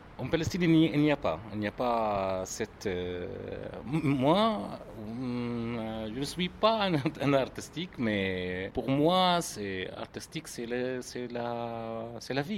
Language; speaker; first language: French; non-native, learner; Arabic